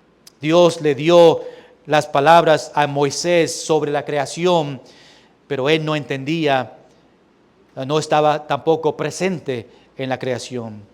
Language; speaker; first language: Spanish; early bilingual, heritage; Spanish